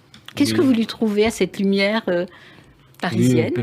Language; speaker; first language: French; native; French